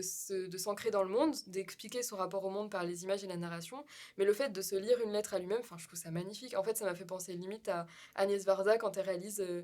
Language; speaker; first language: French; native; French